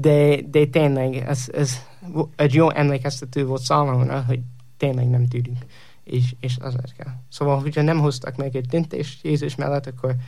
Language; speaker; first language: Hungarian; non-native, learner; English